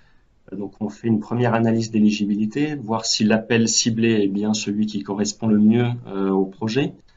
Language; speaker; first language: French; native; French